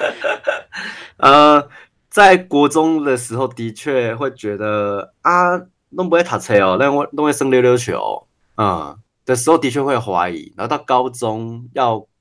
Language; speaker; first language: Chinese; native; Chinese